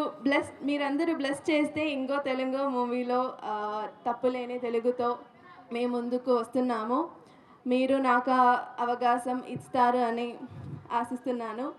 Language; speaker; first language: Telugu; non-native, local second language; Malayalam